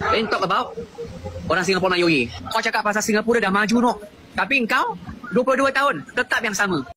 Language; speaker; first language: Malay; native; Malay